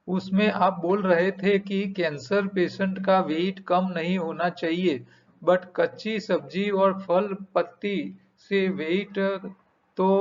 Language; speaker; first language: Hindi; non-native, local second language; Gujarati